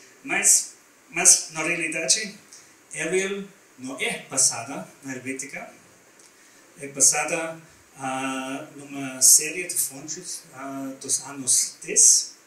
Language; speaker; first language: Portuguese; non-native, learner; German